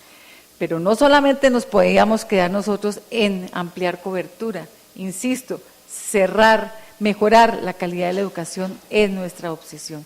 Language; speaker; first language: Spanish; native; Spanish